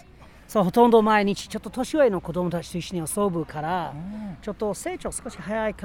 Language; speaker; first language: Japanese; non-native, learner; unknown